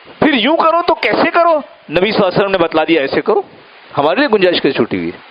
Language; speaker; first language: Urdu; native; Urdu